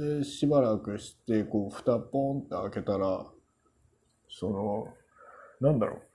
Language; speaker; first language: Japanese; non-native, fluent; Korean